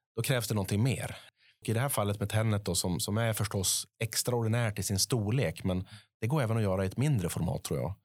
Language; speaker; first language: Swedish; native; Swedish